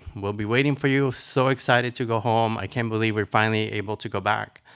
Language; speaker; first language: English; early bilingual, other home language; Spanish